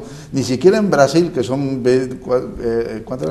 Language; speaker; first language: Spanish; native; Spanish